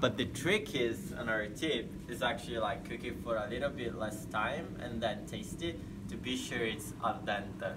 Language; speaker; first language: English; non-native, fluent; Italian